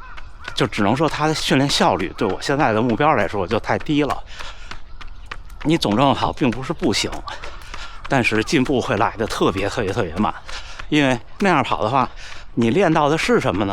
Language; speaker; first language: Chinese; native; Chinese